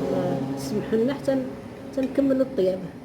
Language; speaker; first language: Arabic; native; Arabic